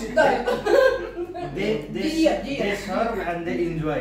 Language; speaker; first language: English; non-native, learner; Nepali